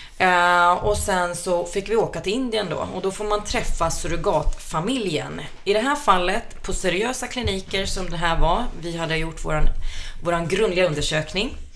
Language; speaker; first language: Swedish; early bilingual, other home language; Finnish